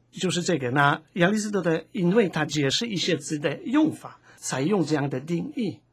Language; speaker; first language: Chinese; non-native, fluent; Polish